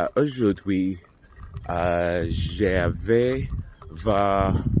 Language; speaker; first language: French; non-native, learner; English